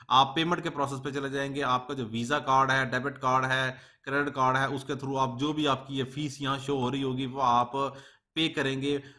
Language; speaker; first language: Urdu; native; Urdu